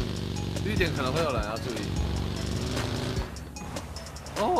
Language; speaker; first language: Chinese; native; Chinese